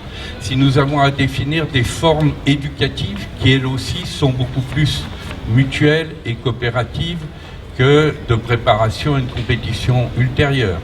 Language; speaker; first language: French; native; French